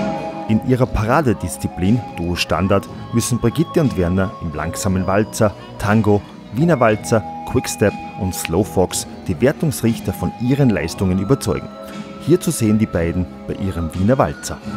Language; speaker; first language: German; native; German